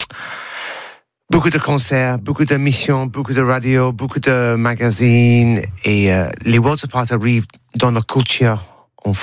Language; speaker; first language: French; non-native, learner; English